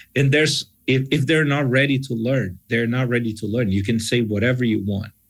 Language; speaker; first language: English; non-native, fluent; Portuguese